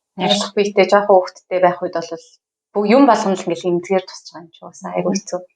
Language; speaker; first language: Mongolian; native; Mongolian